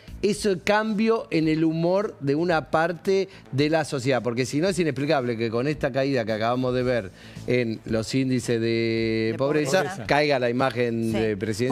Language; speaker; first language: Spanish; native; Spanish